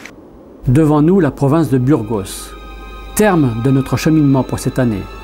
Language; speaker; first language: French; native; French